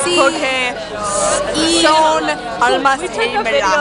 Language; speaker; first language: Spanish; non-native, learner; English